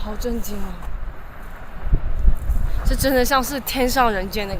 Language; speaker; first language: Chinese; early bilingual, heritage; Chinese